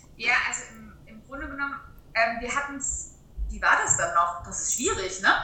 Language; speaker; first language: German; native; German